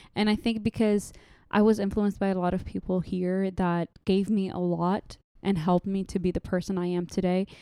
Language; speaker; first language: English; non-native, fluent; Arabic